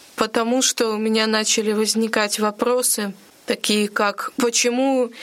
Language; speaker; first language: Russian; native; Russian